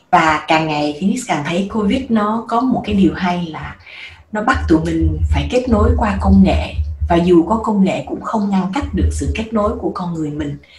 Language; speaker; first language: Vietnamese; native; Vietnamese